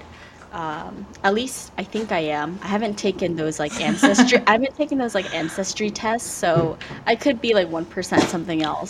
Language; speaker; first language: English; early bilingual, other home language; Vietnamese